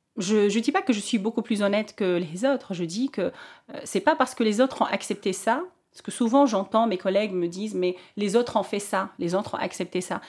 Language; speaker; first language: French; non-native, local second language; Arabic